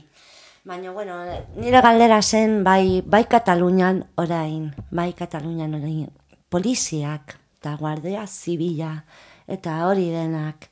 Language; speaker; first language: Basque; non-native, local second language; Spanish